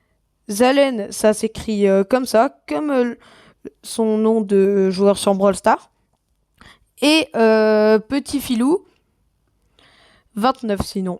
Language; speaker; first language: French; native; French